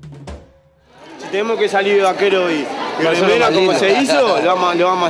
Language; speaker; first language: Spanish; native; Spanish